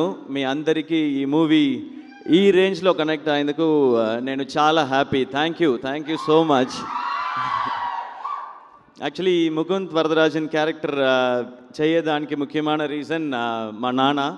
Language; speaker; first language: Telugu; non-native, learner; Tamil